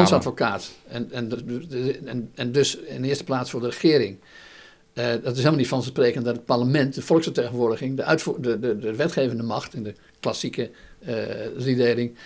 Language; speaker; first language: Dutch; native; Dutch